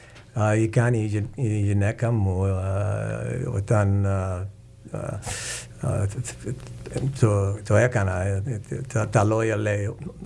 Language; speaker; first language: Greek; early bilingual, heritage; English